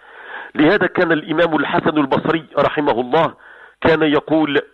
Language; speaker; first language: Arabic; native; Arabic